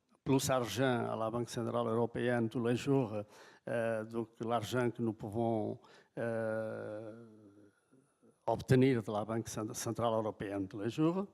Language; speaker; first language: French; non-native, fluent; Portuguese